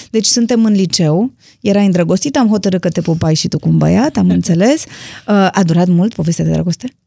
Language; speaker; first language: Romanian; native; Romanian